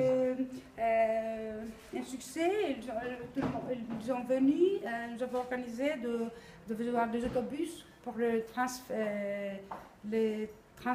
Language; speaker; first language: French; non-native, learner; Greek